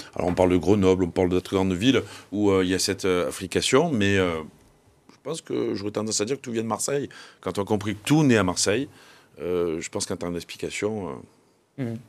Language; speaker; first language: French; native; French